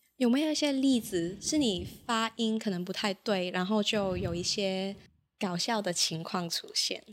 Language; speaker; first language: Chinese; non-native, local second language; Cantonese